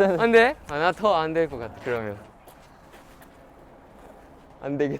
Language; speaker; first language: Korean; non-native, learner; Japanese